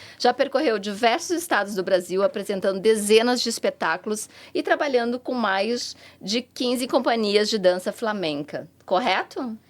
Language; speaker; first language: Portuguese; native; Portuguese